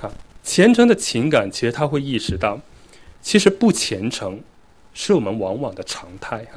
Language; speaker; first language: Chinese; native; Chinese